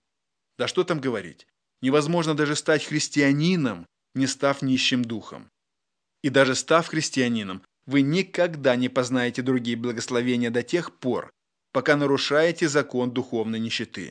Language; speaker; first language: Russian; native; Russian